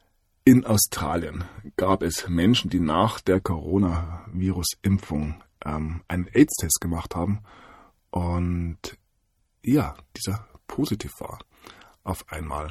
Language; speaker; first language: German; native; German